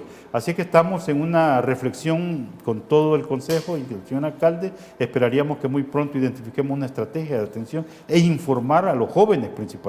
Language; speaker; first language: Spanish; native; Spanish